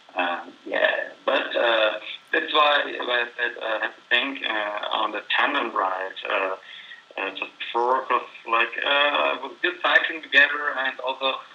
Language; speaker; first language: English; non-native, fluent; German